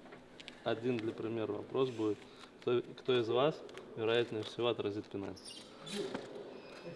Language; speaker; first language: Russian; native; Russian